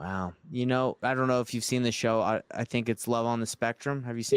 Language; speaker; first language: English; native; English